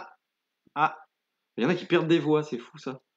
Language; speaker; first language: French; native; French